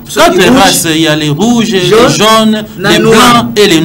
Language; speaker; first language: French; non-native, local second language; Lingala